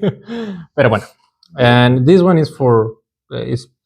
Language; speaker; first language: English; non-native, learner; Spanish